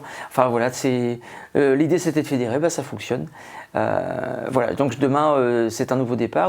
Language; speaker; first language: French; native; French